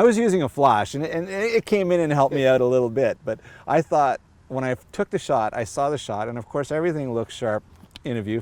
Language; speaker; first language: English; native; English